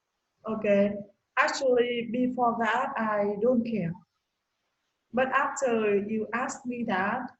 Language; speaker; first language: English; non-native, learner; Vietnamese